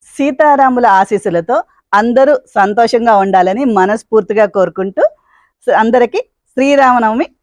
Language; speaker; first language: Telugu; native; Telugu